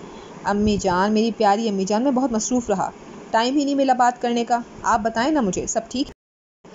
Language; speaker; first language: Urdu; native; Urdu